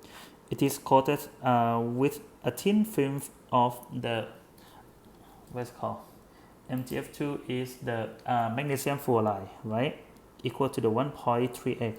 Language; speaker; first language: English; non-native, fluent; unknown